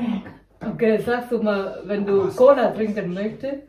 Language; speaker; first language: German; non-native, local second language; Vietnamese